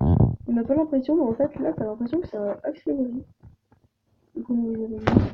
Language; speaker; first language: French; native; French